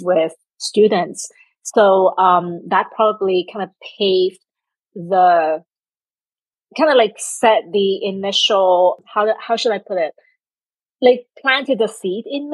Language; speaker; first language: English; non-native, local second language; Cantonese